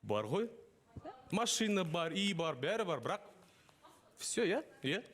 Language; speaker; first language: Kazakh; non-native, local second language; Russian